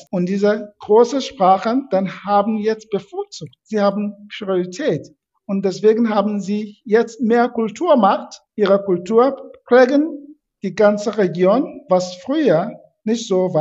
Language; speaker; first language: German; non-native, fluent; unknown